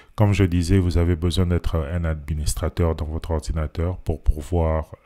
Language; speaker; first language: French; non-native, local second language; Lingala